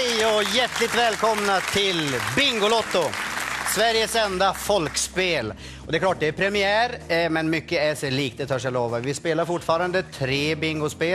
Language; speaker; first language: Swedish; native; Swedish